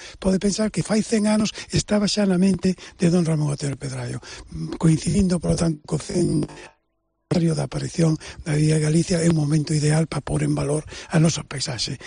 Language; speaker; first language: Galician; native; Galician